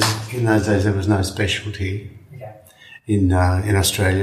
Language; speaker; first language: English; native; English